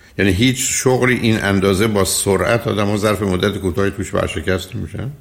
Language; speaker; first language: Persian; native; Persian